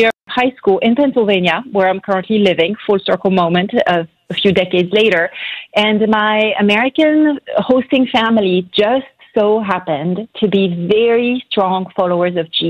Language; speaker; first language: English; non-native, fluent; French